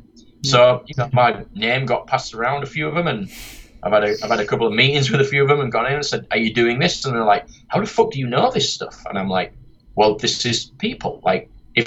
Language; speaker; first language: English; native; English